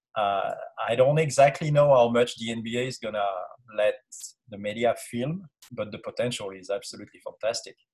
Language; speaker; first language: English; non-native, fluent; French